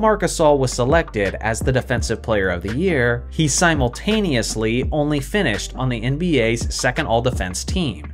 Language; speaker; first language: English; native; English